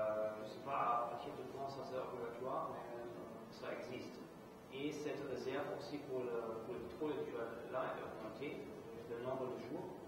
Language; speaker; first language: French; non-native, fluent; German